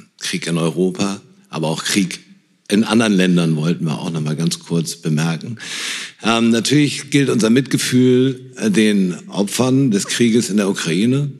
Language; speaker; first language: German; native; German